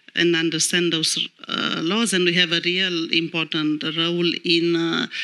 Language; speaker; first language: English; non-native, fluent; Romanian